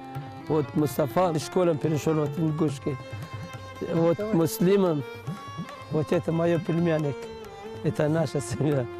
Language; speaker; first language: Russian; non-native, learner; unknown